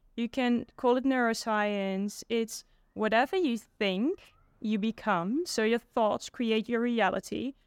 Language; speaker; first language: English; non-native, fluent; Dutch